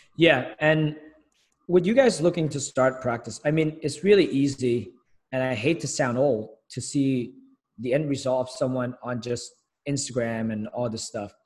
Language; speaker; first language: English; early bilingual, other home language; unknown